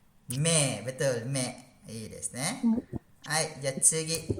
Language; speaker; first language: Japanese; non-native, fluent; Malay